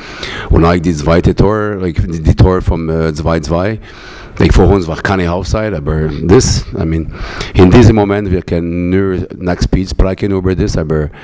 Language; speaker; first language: German; non-native, learner; French